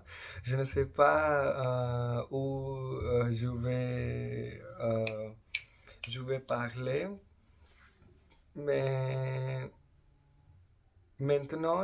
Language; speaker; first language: French; non-native, learner; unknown